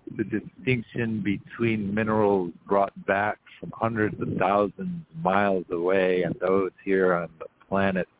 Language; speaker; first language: English; native; English